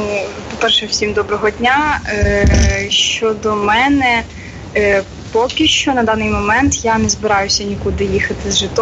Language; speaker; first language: Ukrainian; native; Ukrainian